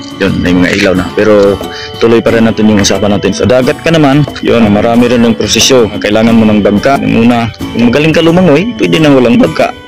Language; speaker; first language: Filipino; non-native, local second language; Cebuano